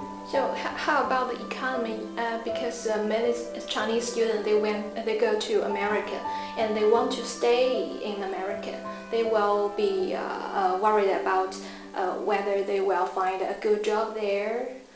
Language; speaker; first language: English; non-native, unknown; Chinese